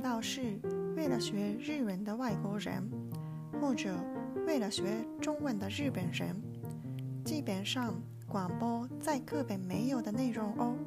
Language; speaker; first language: Chinese; non-native, learner; Japanese